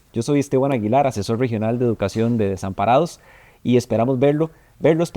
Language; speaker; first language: Spanish; native; Spanish